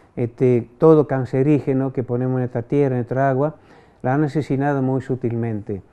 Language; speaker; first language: Spanish; non-native, fluent; French